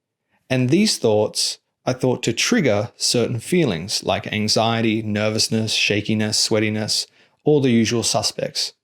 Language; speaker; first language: English; native; English